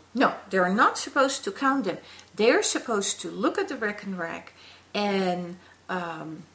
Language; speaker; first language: English; non-native, fluent; Dutch